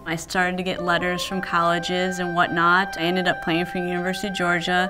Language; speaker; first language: English; native; English